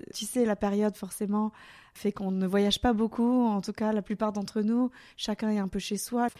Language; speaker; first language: French; native; French